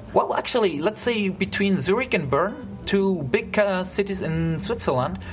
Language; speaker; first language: English; non-native, fluent; German